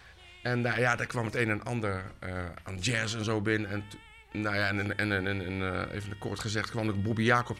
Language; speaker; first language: Dutch; native; Dutch